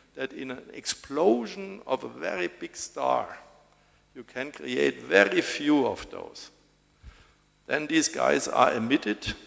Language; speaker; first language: English; non-native, fluent; German